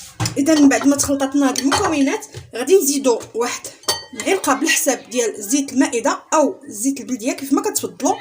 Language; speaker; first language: Arabic; native; Arabic